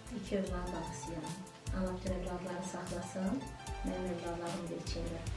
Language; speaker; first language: Azerbaijani; non-native, local second language; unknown